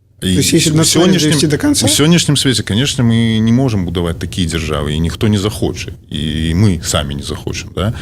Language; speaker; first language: Belarusian; non-native, local second language; Russian